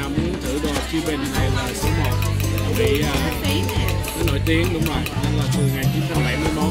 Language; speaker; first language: Vietnamese; early bilingual, heritage; Vietnamese